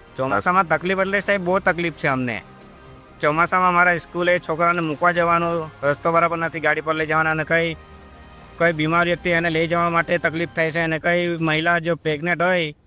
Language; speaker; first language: Gujarati; non-native, local second language; Gamit